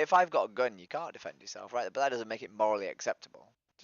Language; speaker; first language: English; native; English